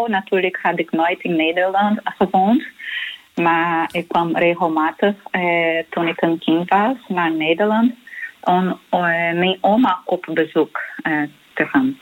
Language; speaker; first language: Dutch; non-native, learner; Portuguese